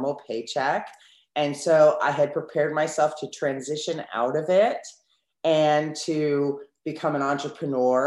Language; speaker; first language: English; native; English